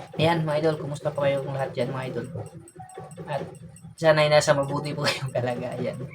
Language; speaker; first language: Filipino; native; Filipino